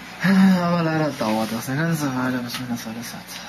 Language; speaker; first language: German; native; German